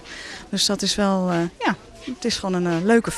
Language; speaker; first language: Dutch; native; Dutch